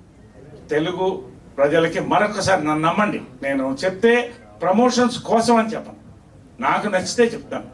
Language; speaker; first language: Telugu; native; Telugu